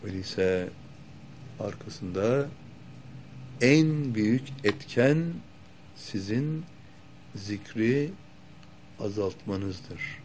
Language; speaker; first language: Turkish; native; Turkish